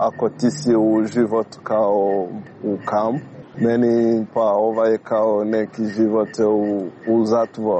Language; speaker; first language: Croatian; non-native, learner; Rundi